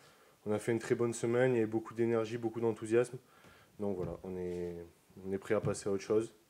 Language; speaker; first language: French; native; French